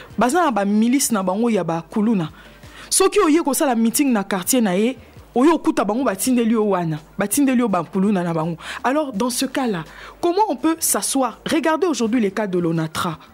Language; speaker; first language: Lingala; native; Lingala